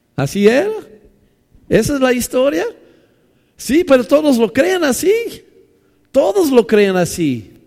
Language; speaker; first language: Spanish; non-native, fluent; English